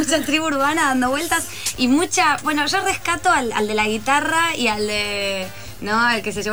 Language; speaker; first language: Spanish; native; Spanish